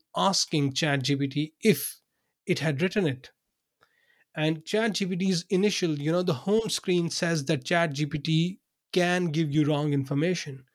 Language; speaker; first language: English; non-native, local second language; Urdu